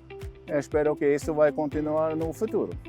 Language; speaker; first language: Portuguese; non-native, fluent; Norwegian